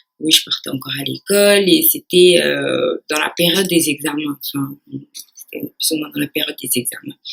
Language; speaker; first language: French; early bilingual, other home language; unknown